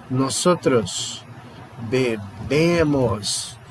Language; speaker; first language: Spanish; non-native, fluent; Portuguese